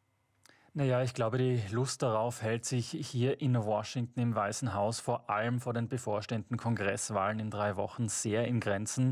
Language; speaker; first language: German; native; German